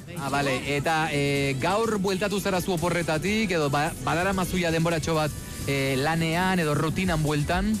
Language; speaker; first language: Basque; native; Basque